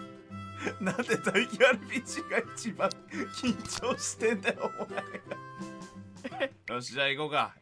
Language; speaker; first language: Japanese; native; Japanese